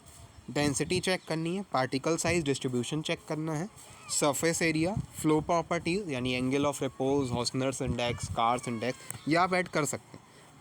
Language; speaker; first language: Hindi; native; Hindi